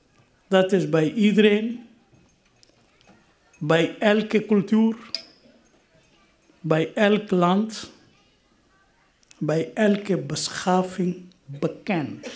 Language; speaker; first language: Dutch; non-native, fluent; Urdu